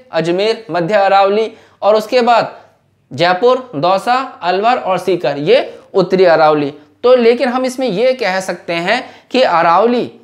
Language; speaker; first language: Hindi; native; Hindi